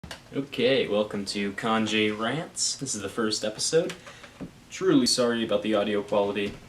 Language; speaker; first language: English; native; English